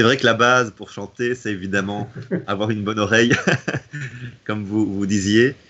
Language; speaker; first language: French; native; French